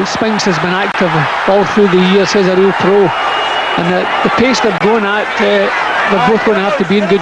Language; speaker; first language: English; native; English